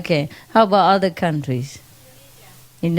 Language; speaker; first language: English; non-native, fluent; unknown